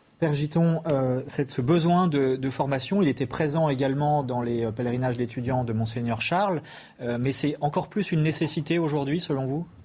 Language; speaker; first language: French; native; French